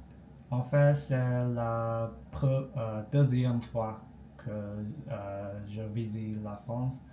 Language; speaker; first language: French; non-native, learner; Chinese